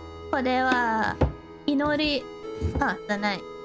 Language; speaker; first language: Japanese; non-native, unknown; Thai